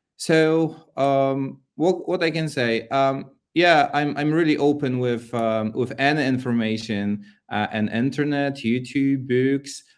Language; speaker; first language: English; non-native, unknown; Polish